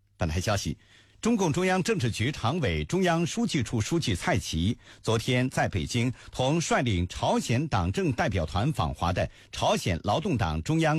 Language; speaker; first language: Chinese; native; Chinese